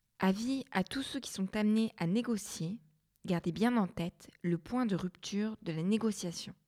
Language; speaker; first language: French; native; French